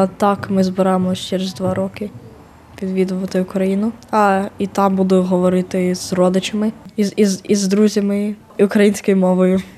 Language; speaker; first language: Ukrainian; early bilingual, heritage; Ukrainian